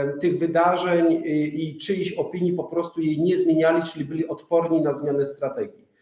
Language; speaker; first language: Polish; native; Polish